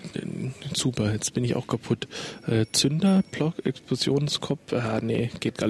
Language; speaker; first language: German; native; German